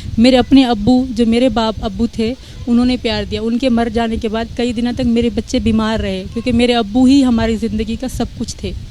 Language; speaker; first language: Hindi; non-native, local second language; Sindhi